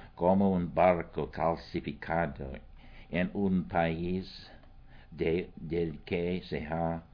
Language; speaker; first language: Spanish; non-native, fluent; English